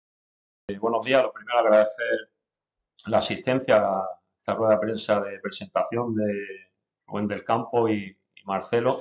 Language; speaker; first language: Spanish; native; Spanish